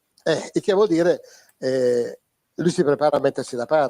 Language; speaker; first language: Italian; native; Italian